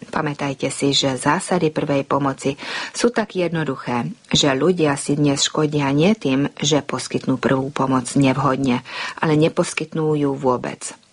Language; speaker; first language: Slovak; early bilingual, heritage; Slovak